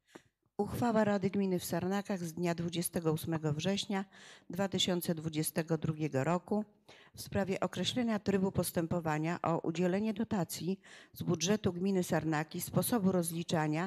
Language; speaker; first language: Polish; native; Polish